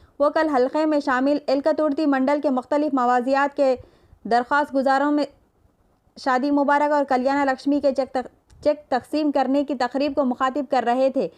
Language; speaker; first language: Urdu; native; Urdu